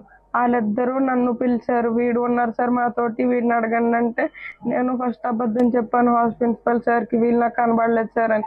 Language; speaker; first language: Telugu; native; Telugu